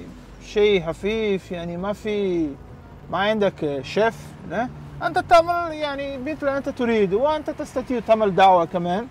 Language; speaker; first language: Arabic; non-native, learner; Portuguese